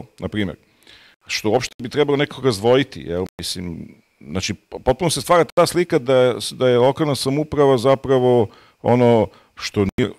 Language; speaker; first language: Bosnian; native; Bosnian